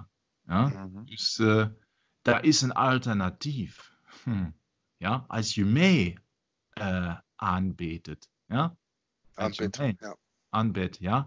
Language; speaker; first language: Dutch; non-native, fluent; German